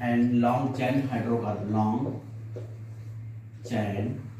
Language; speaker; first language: English; non-native, local second language; Hindi